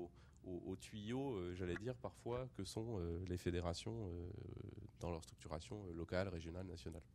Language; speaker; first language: French; native; French